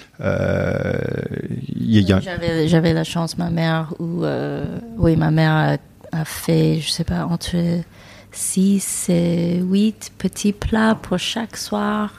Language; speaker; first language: French; non-native, learner; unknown